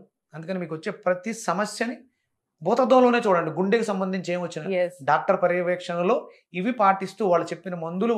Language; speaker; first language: Telugu; native; Telugu